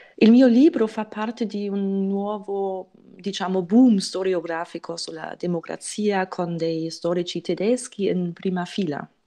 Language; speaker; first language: Italian; non-native, fluent; German